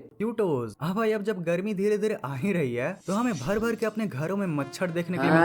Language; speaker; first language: Hindi; native; Hindi